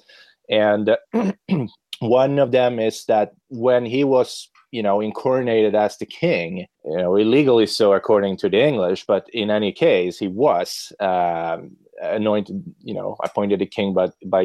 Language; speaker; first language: English; non-native, fluent; Swedish